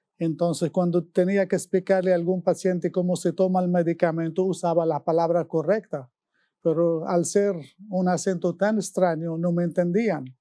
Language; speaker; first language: Spanish; non-native, fluent; Arabic